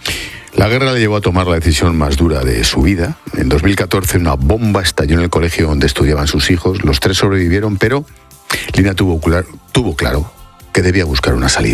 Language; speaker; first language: Spanish; native; Spanish